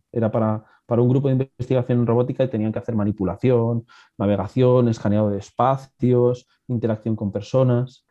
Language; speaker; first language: Spanish; native; Spanish